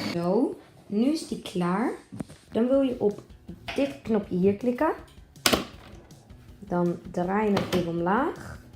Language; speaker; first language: Dutch; native; Dutch